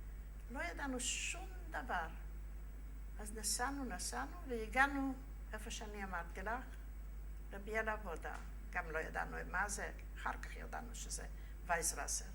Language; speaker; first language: Hebrew; non-native, fluent; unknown